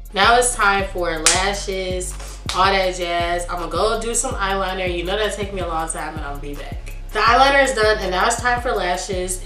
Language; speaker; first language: English; native; English